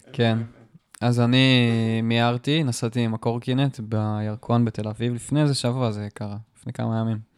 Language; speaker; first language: Hebrew; native; Hebrew